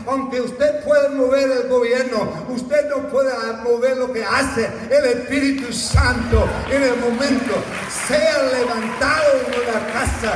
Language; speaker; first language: Spanish; non-native, fluent; English